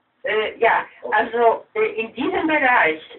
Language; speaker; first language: German; non-native, fluent; Polish